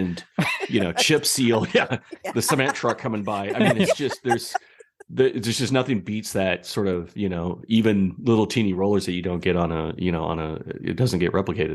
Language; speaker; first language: English; native; English